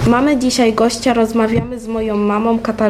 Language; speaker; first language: Polish; early bilingual, heritage; Polish